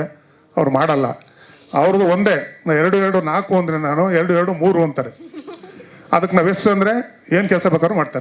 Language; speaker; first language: Kannada; native; Kannada